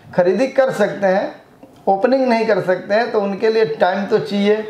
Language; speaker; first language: Hindi; native; Hindi